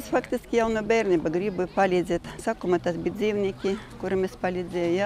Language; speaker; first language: Latvian; non-native, local second language; Russian